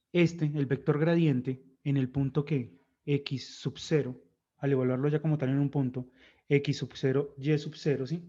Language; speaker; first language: Spanish; native; Spanish